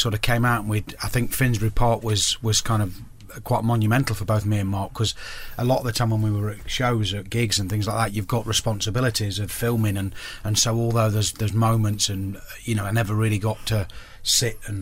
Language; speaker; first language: English; native; English